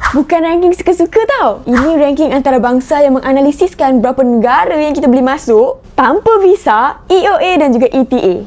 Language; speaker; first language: Malay; native; Malay